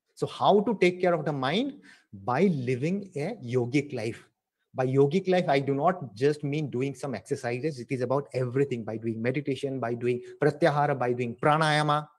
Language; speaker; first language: English; non-native, local second language; Assamese